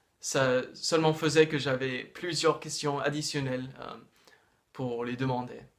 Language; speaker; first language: French; non-native, fluent; English